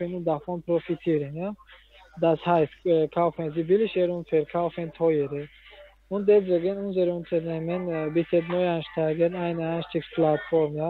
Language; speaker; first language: German; non-native, learner; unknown